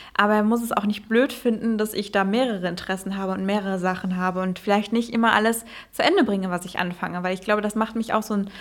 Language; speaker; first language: German; early bilingual, heritage; Dutch